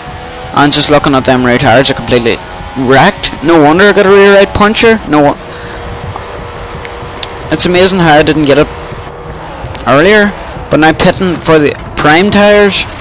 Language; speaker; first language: English; native; English